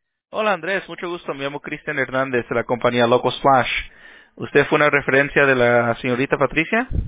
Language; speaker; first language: Spanish; early bilingual, heritage; Spanish